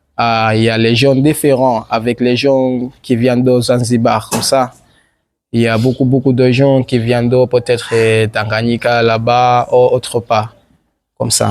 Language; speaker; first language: French; non-native, learner; Swahili